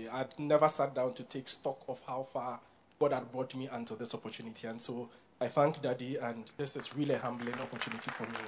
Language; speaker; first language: English; non-native, local second language; Akan